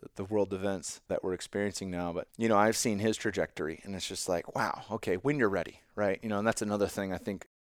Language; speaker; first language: English; native; English